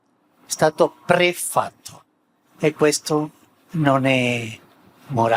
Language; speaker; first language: Italian; non-native, fluent; Spanish